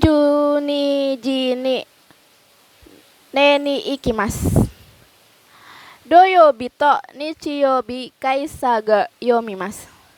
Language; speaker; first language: Japanese; non-native, learner; Indonesian